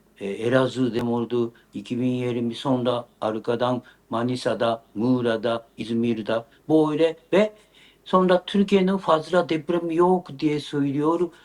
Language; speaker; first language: Turkish; non-native, learner; Japanese